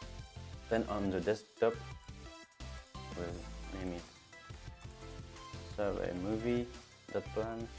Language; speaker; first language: English; non-native, fluent; French